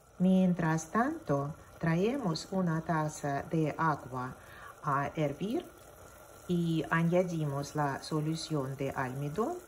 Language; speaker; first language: Spanish; non-native, fluent; Russian